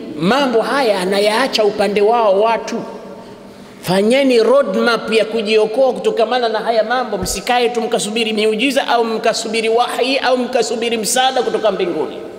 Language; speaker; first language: Swahili; native; Swahili